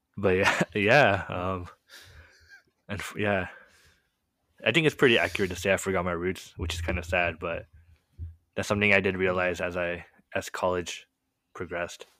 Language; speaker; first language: English; early bilingual, other home language; Korean